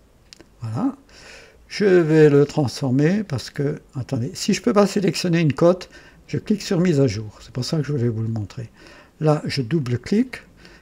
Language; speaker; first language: French; native; French